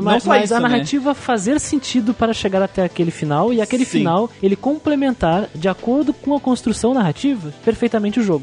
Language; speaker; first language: Portuguese; native; Portuguese